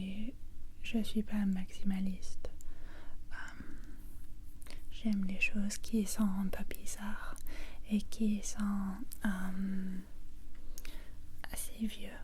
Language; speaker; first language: French; non-native, fluent; English